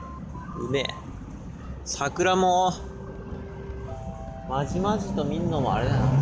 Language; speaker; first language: Japanese; native; Japanese